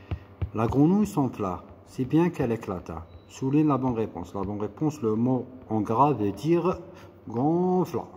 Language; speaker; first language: French; non-native, local second language; Arabic